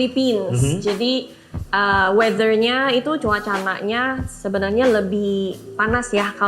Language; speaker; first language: Indonesian; non-native, learner; Filipino